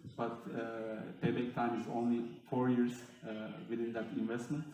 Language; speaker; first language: English; non-native, fluent; Turkish